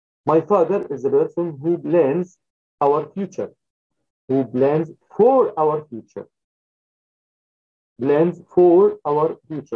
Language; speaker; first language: English; non-native, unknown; Arabic